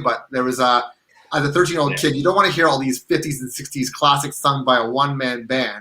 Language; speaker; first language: English; native; English